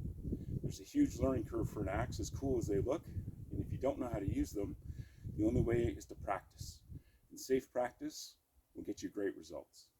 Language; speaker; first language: English; native; English